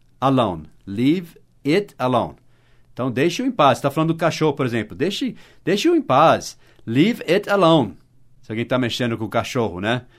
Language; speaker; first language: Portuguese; non-native, fluent; English